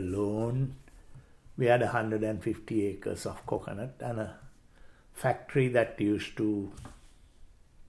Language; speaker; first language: English; non-native, local second language; Sinhala